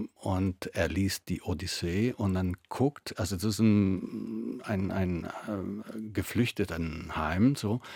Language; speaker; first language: German; non-native, fluent; Italian